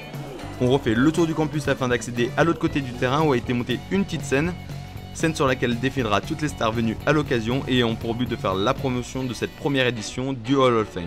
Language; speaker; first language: French; native; French